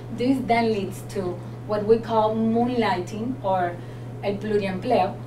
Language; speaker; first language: English; non-native, fluent; Spanish